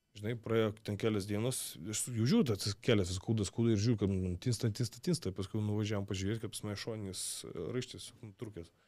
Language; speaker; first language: Lithuanian; non-native, local second language; Russian